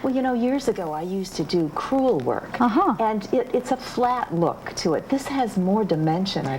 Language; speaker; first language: English; native; English